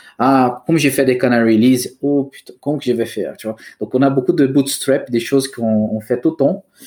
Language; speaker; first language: French; non-native, fluent; Portuguese